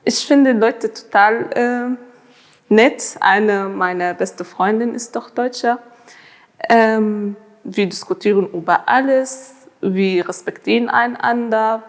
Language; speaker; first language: German; non-native, fluent; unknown